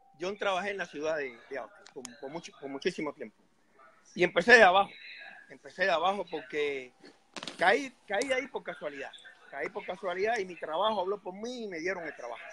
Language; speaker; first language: Spanish; native; Spanish